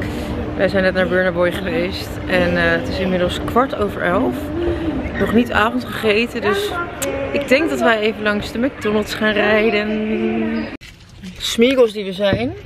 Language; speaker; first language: Dutch; native; Dutch